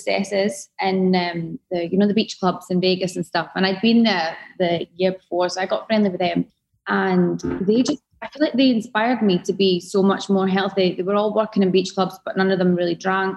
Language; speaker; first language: English; native; English